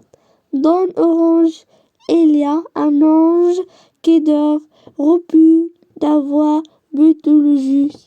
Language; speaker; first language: French; non-native, learner; Arabic